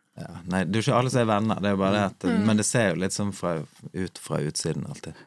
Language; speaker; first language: Norwegian; native; Norwegian